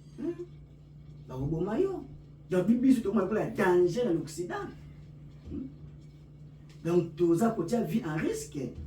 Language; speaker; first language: Lingala; native; Lingala